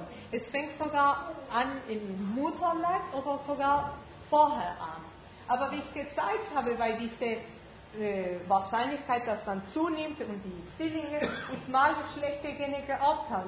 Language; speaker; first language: German; non-native, fluent; Spanish